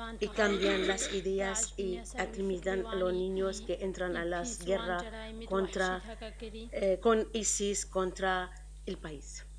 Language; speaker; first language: Spanish; non-native, learner; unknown